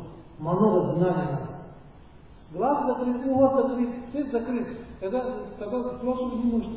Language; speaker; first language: Russian; non-native, learner; Tibetan